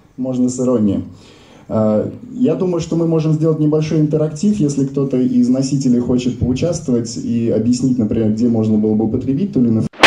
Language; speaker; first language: Russian; native; Russian